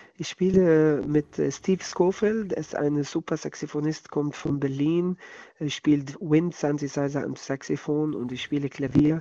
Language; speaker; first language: German; non-native, learner; Arabic